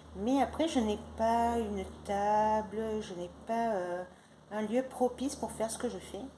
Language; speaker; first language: French; non-native, fluent; Spanish